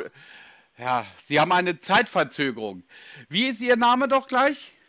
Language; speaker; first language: German; native; German